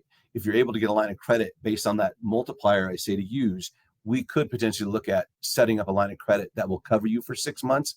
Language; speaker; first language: English; native; English